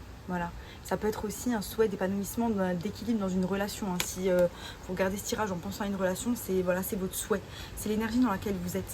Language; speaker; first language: French; native; French